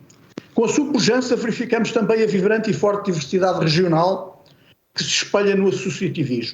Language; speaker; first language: Portuguese; native; Portuguese